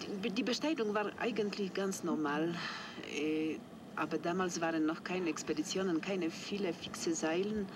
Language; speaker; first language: German; non-native, fluent; Polish